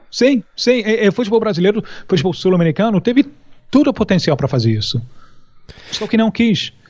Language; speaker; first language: Portuguese; non-native, fluent; English